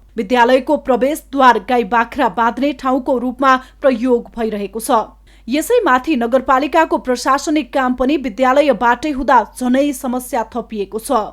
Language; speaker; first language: Nepali; native; Nepali